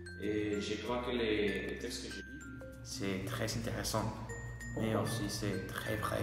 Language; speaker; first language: French; non-native, learner; Spanish